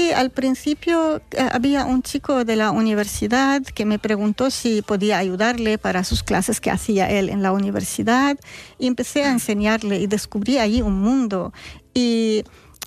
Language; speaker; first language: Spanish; non-native, fluent; Arabic